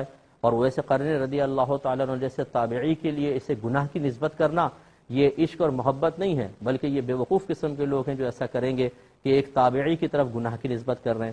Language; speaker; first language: Urdu; native; Urdu